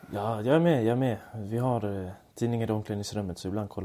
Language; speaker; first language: Swedish; early bilingual, other home language; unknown